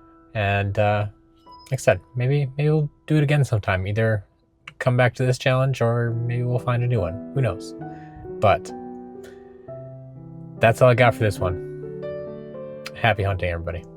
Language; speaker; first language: English; native; English